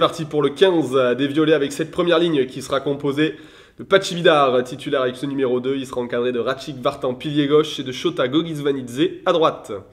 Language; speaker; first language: French; native; French